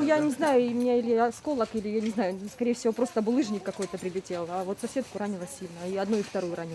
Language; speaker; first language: Russian; native; Russian